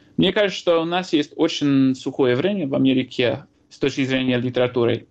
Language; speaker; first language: Russian; non-native, fluent; English